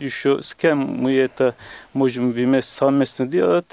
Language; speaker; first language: Russian; non-native, fluent; Turkish